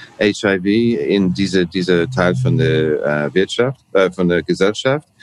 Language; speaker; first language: German; non-native, learner; English